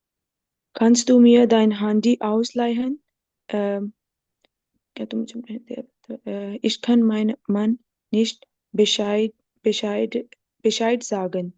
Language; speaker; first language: German; non-native, learner; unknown